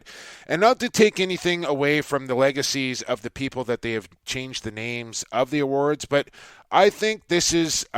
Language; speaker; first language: English; native; English